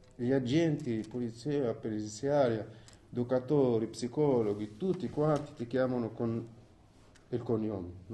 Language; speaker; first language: Italian; non-native, fluent; Arabic